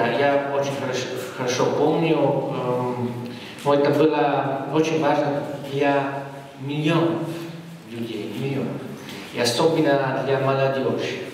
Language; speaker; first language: Russian; non-native, fluent; Italian